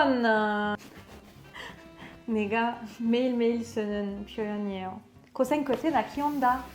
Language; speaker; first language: Korean; non-native, fluent; French